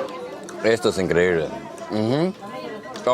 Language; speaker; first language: Spanish; early bilingual, heritage; English